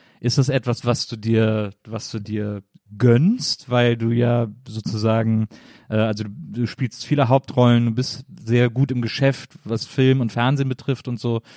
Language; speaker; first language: German; native; German